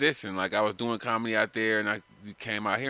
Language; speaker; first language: English; native; English